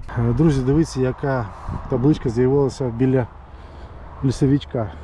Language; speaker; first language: Ukrainian; non-native, local second language; Russian